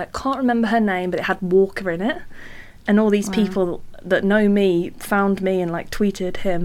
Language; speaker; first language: English; native; English